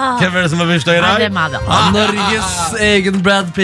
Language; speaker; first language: Norwegian; native; Norwegian